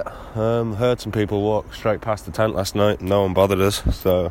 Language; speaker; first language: English; native; English